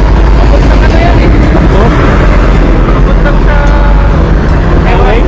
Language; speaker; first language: Filipino; non-native, local second language; Cebuano